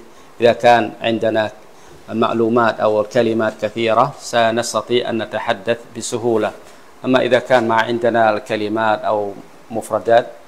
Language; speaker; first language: Arabic; non-native, fluent; Western Cham